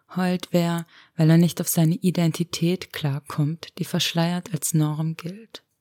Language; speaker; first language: German; early bilingual, other home language; Romanian